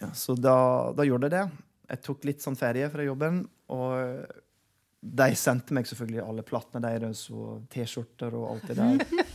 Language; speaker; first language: Norwegian; non-native, fluent; English